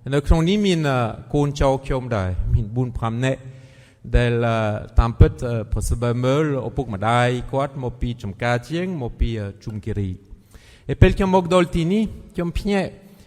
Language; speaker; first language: Khmer; non-native, fluent; French